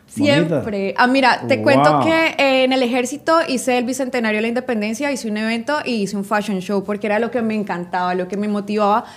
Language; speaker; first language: Spanish; native; Spanish